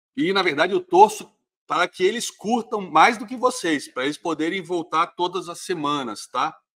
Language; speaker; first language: Portuguese; native; Portuguese